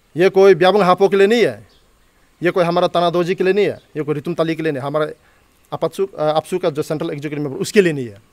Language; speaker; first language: Hindi; non-native, local second language; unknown